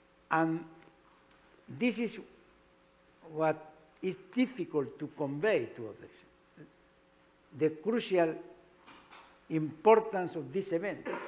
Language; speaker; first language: English; non-native, fluent; Spanish